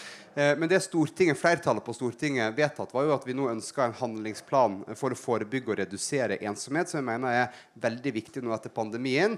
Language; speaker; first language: Norwegian; native; Norwegian